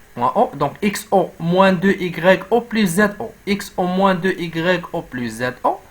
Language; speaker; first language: French; non-native, local second language; Arabic